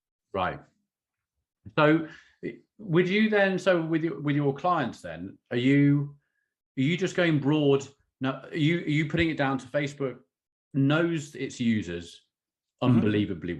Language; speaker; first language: English; native; English